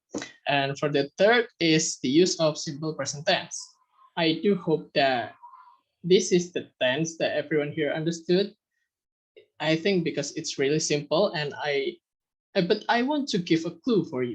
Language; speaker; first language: English; non-native, fluent; Indonesian